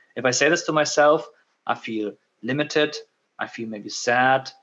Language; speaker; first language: English; non-native, fluent; German